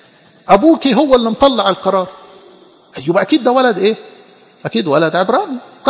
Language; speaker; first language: Arabic; native; Arabic